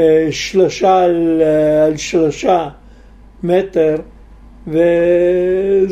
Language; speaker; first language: Hebrew; non-native, fluent; Italian